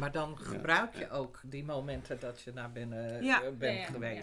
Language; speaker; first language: Dutch; non-native, fluent; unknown